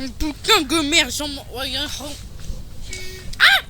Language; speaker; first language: French; native; French